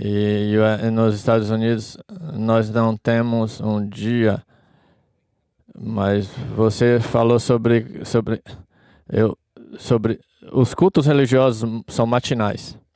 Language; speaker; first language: Portuguese; non-native, fluent; English